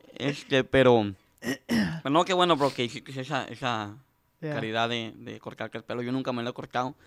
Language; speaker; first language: Spanish; native; Spanish